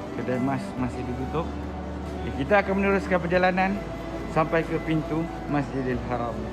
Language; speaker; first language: Malay; native; Malay